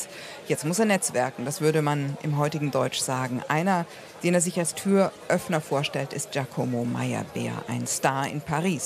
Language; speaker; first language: German; native; German